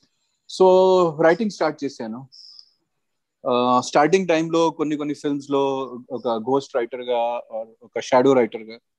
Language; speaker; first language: Telugu; non-native, local second language; Hindi